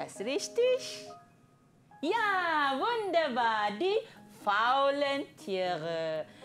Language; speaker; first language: German; non-native, fluent; Malay